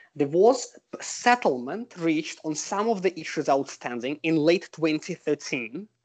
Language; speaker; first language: English; non-native, fluent; Russian